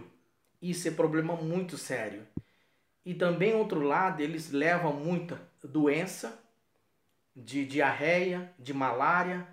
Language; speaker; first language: Portuguese; non-native, local second language; Yanomámi